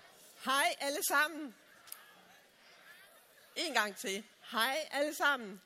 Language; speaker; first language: Danish; native; Danish